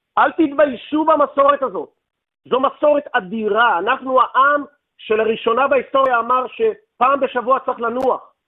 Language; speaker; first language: Hebrew; native; Hebrew